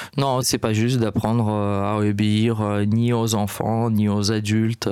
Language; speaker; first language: French; non-native, fluent; Russian